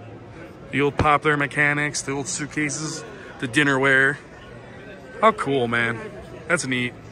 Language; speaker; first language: English; native; English